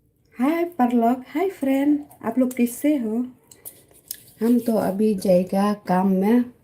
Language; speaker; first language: Hindi; non-native, learner; Khasi